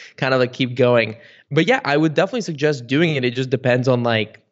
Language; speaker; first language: English; early bilingual, other home language; Bulgarian